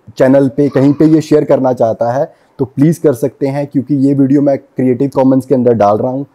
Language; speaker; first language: Hindi; non-native, local second language; Punjabi